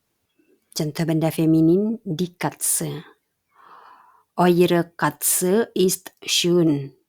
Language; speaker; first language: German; non-native, fluent; Indonesian